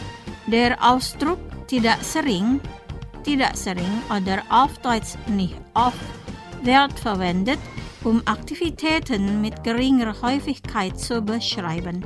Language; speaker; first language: German; non-native, fluent; Indonesian